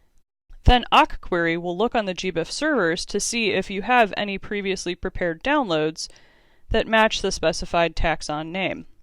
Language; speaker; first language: English; native; English